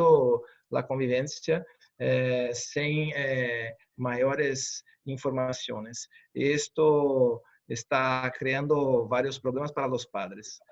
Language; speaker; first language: Spanish; non-native, fluent; Portuguese